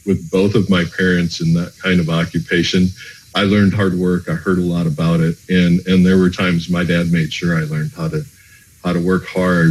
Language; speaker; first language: English; native; English